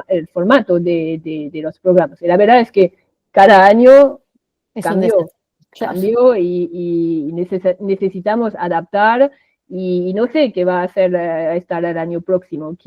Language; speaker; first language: Spanish; non-native, fluent; French